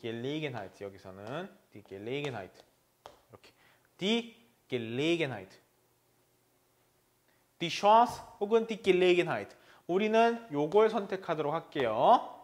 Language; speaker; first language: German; non-native, fluent; Korean